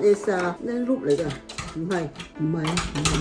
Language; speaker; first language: Cantonese; native; Cantonese